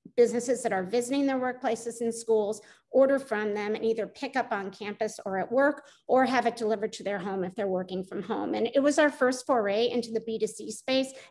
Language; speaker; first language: English; native; English